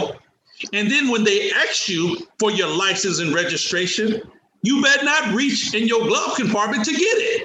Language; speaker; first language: English; native; English